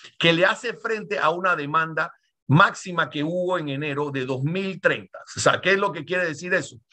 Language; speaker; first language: Spanish; native; Spanish